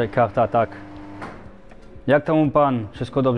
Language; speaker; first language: Polish; non-native, learner; French